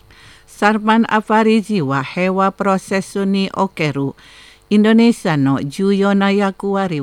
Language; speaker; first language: Japanese; non-native, fluent; Indonesian